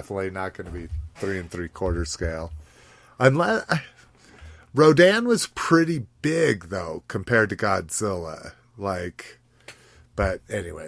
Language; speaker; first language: English; native; English